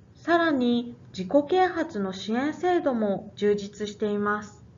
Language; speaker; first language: Japanese; native; Japanese